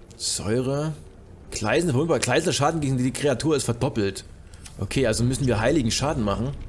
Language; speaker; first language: German; native; German